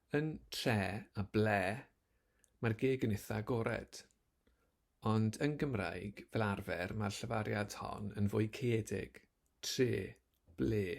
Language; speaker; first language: Welsh; native; Welsh